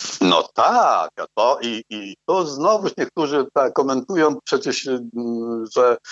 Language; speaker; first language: Polish; non-native, fluent; Arabic